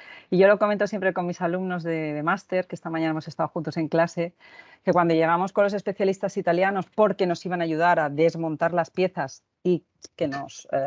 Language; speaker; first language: Spanish; native; Spanish